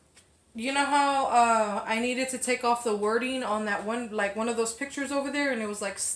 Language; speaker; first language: English; native; English